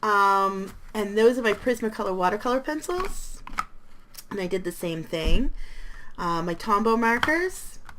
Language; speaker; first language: English; native; English